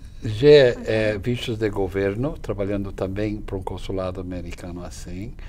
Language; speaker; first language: Portuguese; non-native, fluent; English